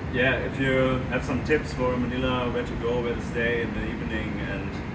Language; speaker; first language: English; non-native, fluent; German